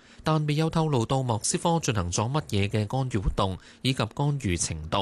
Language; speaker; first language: Chinese; non-native, local second language; Cantonese